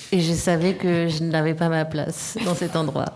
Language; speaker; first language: French; native; French